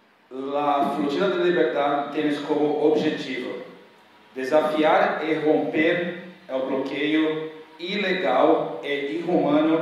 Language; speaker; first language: Spanish; non-native, fluent; Portuguese